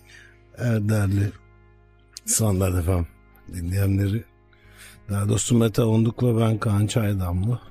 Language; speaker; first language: Turkish; native; Turkish